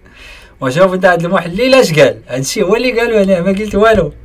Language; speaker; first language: Arabic; native; Arabic